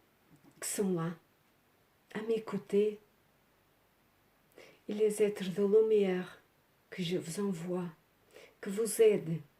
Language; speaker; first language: French; non-native, learner; Portuguese